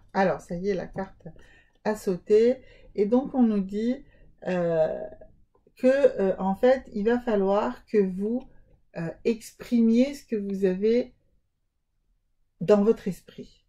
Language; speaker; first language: French; native; French